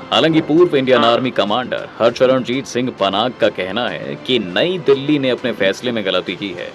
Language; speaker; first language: Hindi; native; Hindi